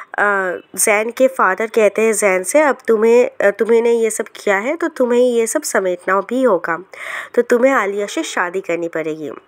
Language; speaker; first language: Hindi; non-native, local second language; Bangla